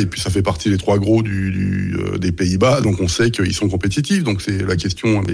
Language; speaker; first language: French; native; French